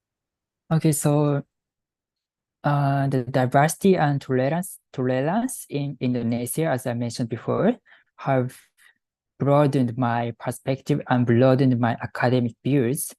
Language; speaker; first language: English; non-native, fluent; Japanese